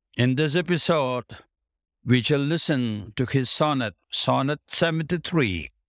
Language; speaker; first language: English; non-native, local second language; Tamil